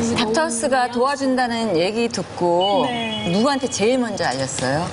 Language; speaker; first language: Korean; native; Korean